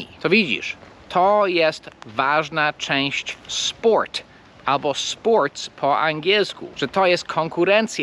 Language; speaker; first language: Polish; non-native, fluent; English